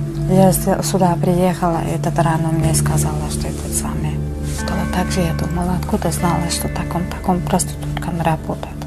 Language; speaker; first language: Russian; non-native, local second language; Uzbek